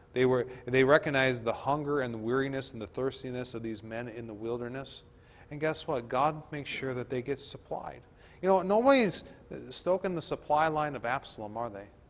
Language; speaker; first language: English; native; English